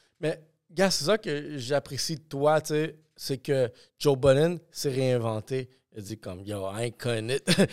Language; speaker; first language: French; native; French